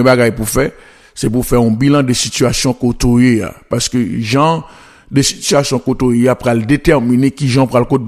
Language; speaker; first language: French; non-native, local second language; Haitian Creole